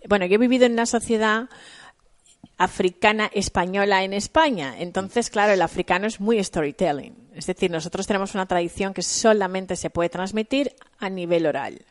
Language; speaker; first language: Spanish; native; Spanish